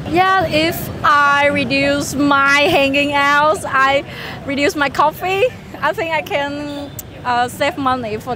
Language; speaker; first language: English; non-native, learner; Vietnamese